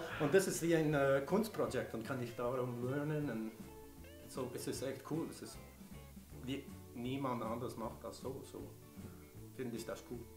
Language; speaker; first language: German; non-native, learner; English